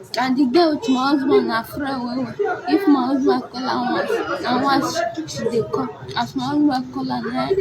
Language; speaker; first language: Nigerian Pidgin; non-native, local second language; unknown